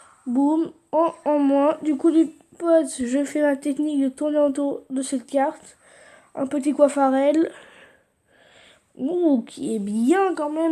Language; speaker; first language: French; native; French